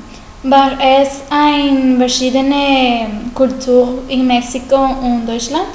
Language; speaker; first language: German; non-native, learner; Spanish